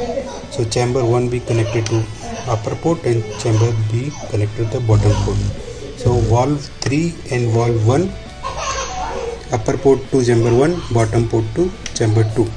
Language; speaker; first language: English; non-native, local second language; Hindi